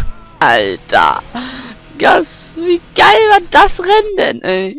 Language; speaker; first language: German; native; German